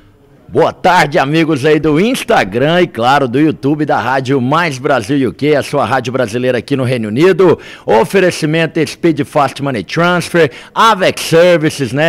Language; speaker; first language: Portuguese; native; Portuguese